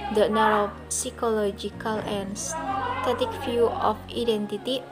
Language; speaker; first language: English; non-native, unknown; Indonesian